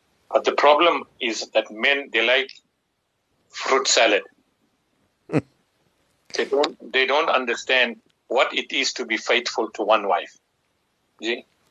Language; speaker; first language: English; native; English